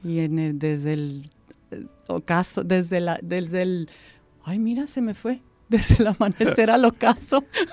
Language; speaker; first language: Spanish; native; Spanish